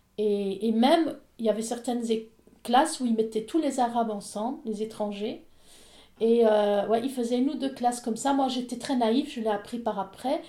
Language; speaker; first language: French; native; French